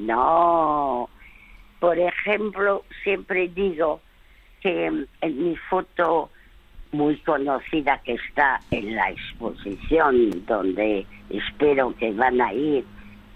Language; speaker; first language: Spanish; early bilingual, other home language; French